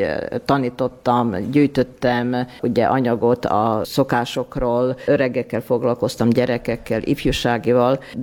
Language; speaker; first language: Hungarian; non-native, local second language; Serbian